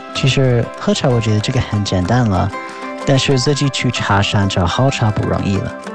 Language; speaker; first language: Chinese; non-native, fluent; English